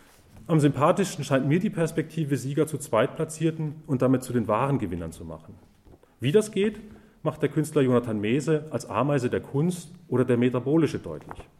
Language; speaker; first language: German; native; German